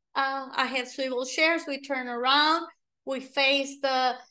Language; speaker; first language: English; non-native, fluent; Spanish